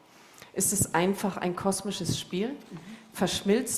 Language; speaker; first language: German; native; German